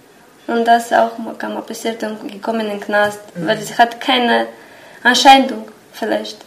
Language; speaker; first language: German; non-native, learner; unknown